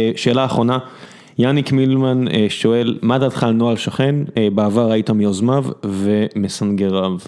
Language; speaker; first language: Hebrew; native; Hebrew